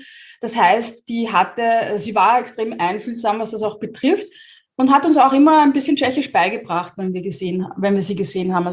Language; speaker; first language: German; native; German